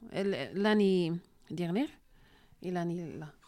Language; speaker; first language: French; non-native, learner; Arabic